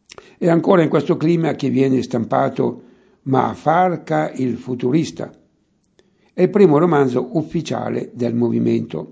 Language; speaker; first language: Italian; native; Italian